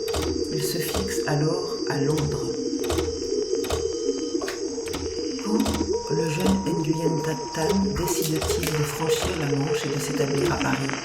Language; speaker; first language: French; native; French